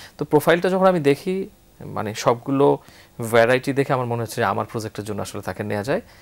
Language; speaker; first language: Bangla; native; Bangla